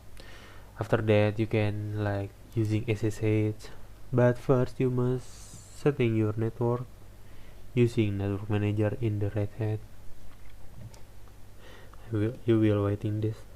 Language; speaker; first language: English; non-native, learner; Indonesian